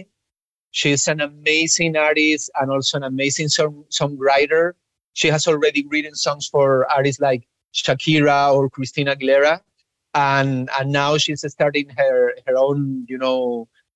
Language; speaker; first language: English; non-native, fluent; Spanish